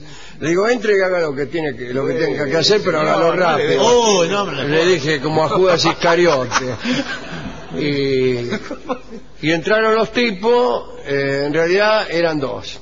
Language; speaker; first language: Spanish; native; Spanish